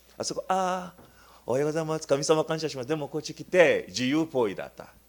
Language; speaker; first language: Japanese; non-native, learner; Luba-Lulua